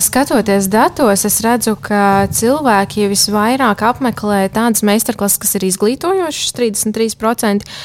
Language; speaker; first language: Latvian; native; Latvian